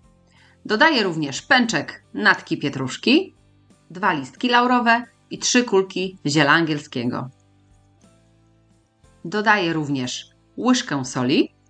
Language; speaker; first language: Polish; native; Polish